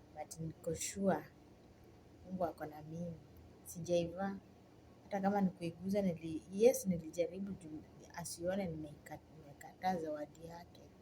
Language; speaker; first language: Swahili; native; Swahili